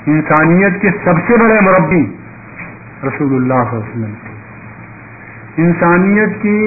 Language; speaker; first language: Urdu; native; Urdu